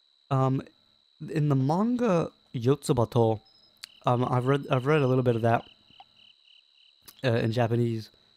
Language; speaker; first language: English; native; English